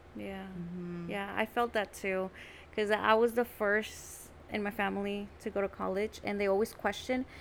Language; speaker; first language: English; early bilingual, other home language; Spanish